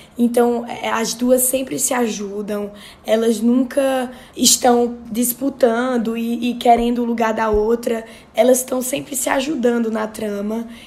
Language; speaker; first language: Portuguese; native; Portuguese